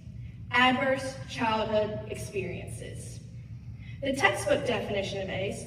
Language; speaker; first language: English; native; English